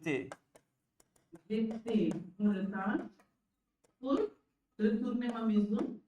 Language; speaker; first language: French; non-native, learner; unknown